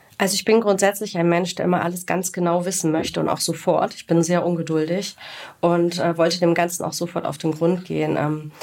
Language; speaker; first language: German; early bilingual, other home language; Greek